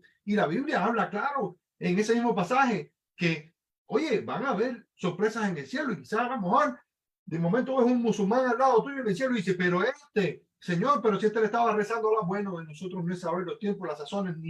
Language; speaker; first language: Spanish; native; Spanish